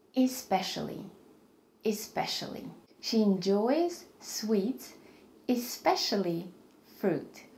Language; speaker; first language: English; non-native, fluent; Albanian